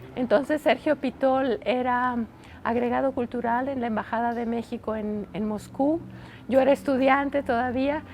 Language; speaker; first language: Spanish; native; Spanish